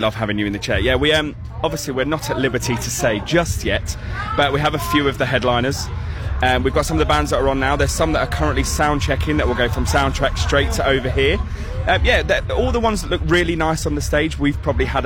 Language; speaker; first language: English; native; English